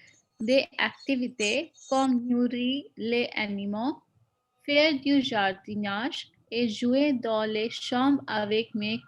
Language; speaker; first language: French; non-native, learner; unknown